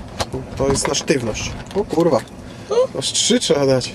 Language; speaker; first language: Polish; native; Polish